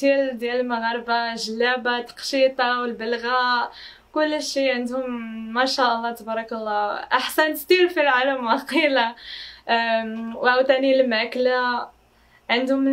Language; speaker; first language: Arabic; non-native, fluent; English